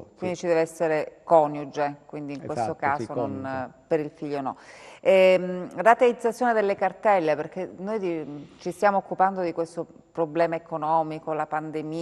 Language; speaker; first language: Italian; native; Italian